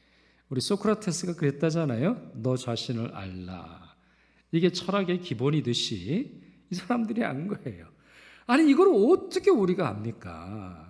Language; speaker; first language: Korean; native; Korean